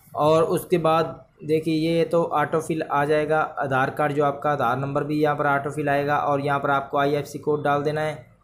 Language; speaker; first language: Hindi; native; Hindi